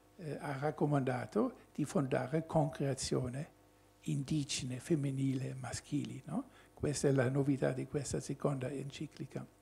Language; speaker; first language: Italian; non-native, fluent; German